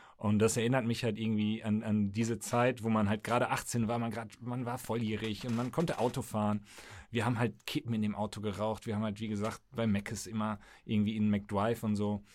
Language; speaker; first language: German; native; German